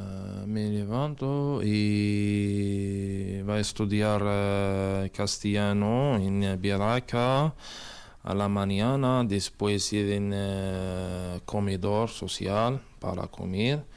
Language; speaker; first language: Spanish; non-native, learner; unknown